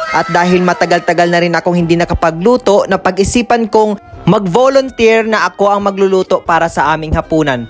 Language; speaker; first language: Filipino; non-native, local second language; Hiligaynon